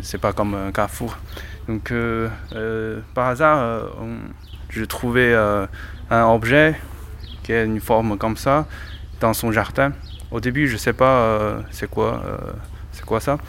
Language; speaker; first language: French; non-native, learner; Chinese